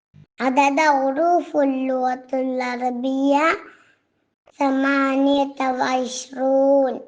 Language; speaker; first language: Arabic; non-native, learner; Malayalam